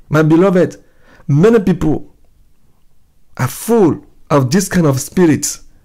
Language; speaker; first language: English; non-native, fluent; Ewe